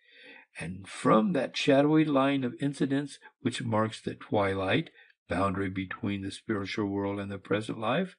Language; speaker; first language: English; native; English